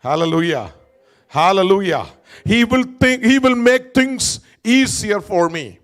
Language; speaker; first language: English; non-native, local second language; Malayalam